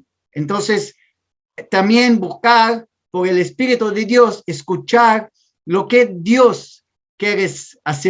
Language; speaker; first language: Spanish; non-native, learner; Portuguese